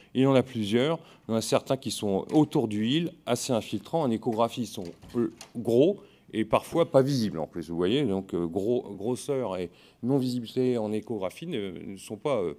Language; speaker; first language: French; native; French